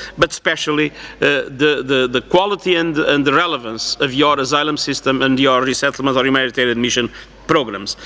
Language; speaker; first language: English; non-native, fluent; Portuguese